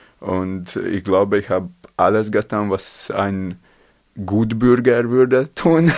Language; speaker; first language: German; non-native, learner; Latvian